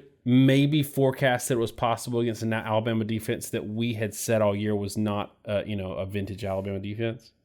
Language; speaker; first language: English; native; English